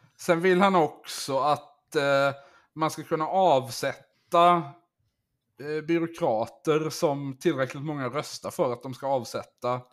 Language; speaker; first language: Swedish; native; Swedish